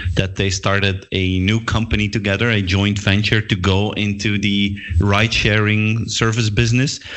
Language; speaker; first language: English; non-native, fluent; Dutch